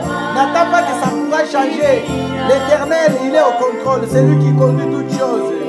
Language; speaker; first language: French; non-native, local second language; Lingala